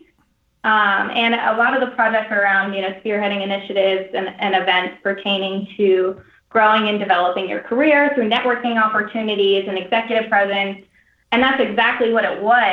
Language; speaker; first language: English; native; English